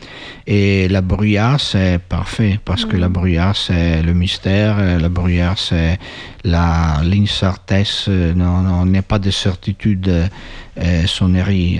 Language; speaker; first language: French; non-native, learner; Italian